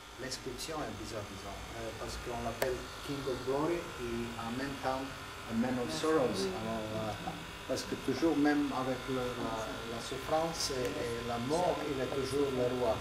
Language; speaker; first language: French; non-native, learner; Serbian